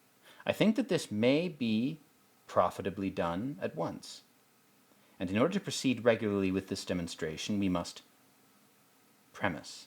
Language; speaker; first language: English; native; English